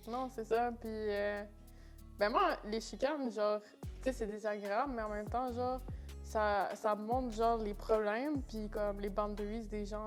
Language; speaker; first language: French; native; French